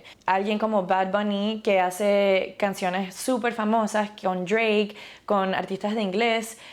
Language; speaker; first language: Spanish; early bilingual, other home language; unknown